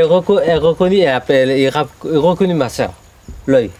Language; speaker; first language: French; early bilingual, other home language; Vietnamese